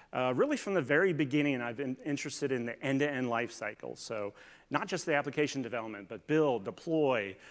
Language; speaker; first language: English; native; English